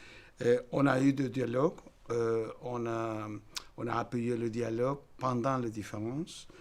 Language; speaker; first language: French; non-native, fluent; Spanish